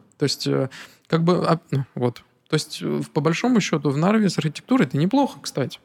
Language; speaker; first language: Russian; native; Russian